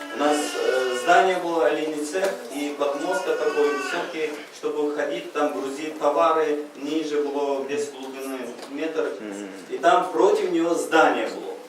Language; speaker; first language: Russian; non-native, local second language; Uzbek